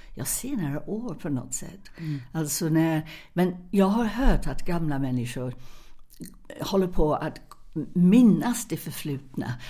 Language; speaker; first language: Swedish; non-native, fluent; English